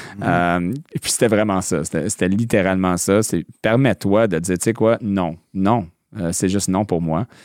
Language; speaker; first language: French; non-native, local second language; English